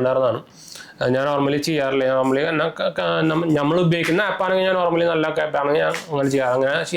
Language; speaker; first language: Malayalam; native; Malayalam